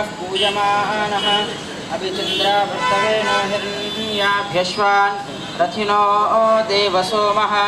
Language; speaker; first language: Telugu; native; Telugu